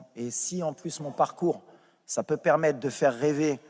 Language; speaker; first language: French; native; French